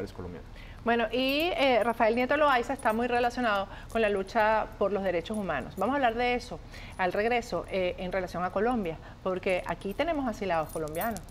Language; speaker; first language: Spanish; native; Spanish